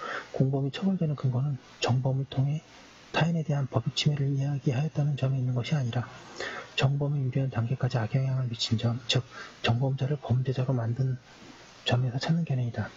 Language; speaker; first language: Korean; native; Korean